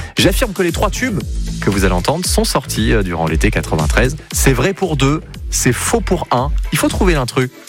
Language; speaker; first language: French; native; French